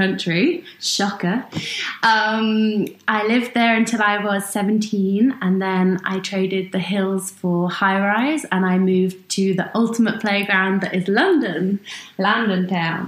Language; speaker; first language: English; native; English